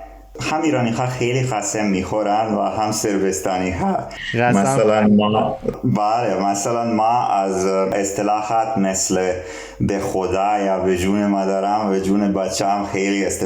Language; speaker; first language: Persian; non-native, learner; Serbian